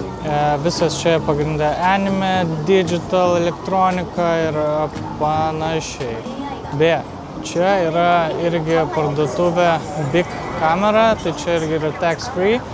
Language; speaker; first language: Lithuanian; native; Lithuanian